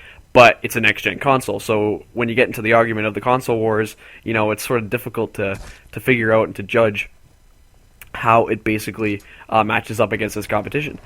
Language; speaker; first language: English; native; English